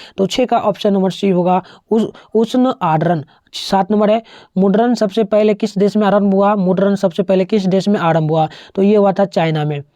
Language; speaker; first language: Hindi; native; Hindi